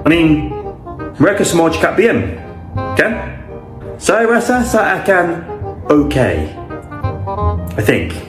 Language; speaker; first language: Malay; non-native, learner; Spanish